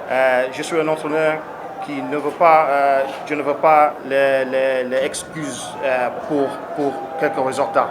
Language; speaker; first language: French; non-native, learner; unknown